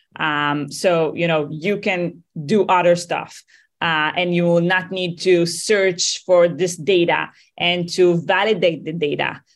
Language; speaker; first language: English; non-native, fluent; Hebrew